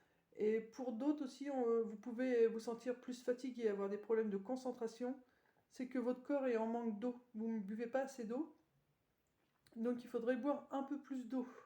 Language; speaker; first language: French; native; French